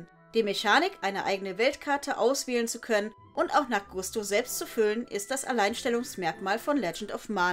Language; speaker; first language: German; native; German